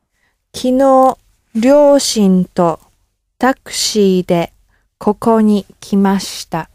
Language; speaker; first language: Japanese; non-native, learner; English